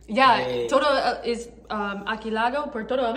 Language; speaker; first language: Spanish; non-native, learner; English